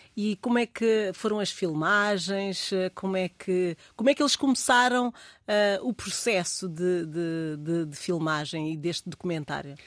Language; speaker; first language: Portuguese; native; Portuguese